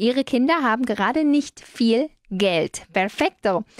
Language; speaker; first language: German; non-native, fluent; Spanish